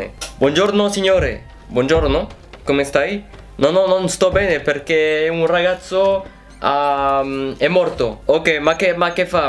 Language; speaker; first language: Italian; non-native, learner; French